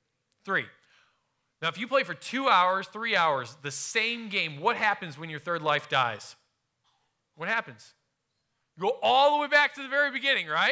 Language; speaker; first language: English; native; English